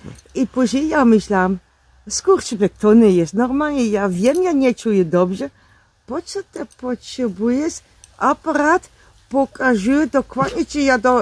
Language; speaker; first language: Polish; non-native, learner; Dutch